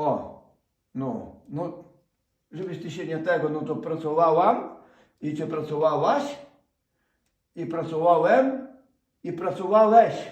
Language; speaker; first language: Polish; non-native, fluent; Ukrainian